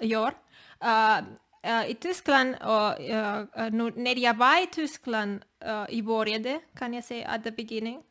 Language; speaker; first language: Swedish; non-native, learner; Spanish